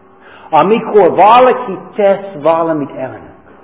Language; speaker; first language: Hungarian; non-native, fluent; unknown